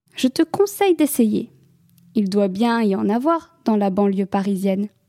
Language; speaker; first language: French; native; French